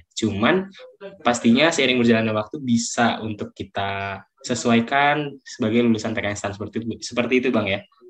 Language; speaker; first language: Indonesian; native; Indonesian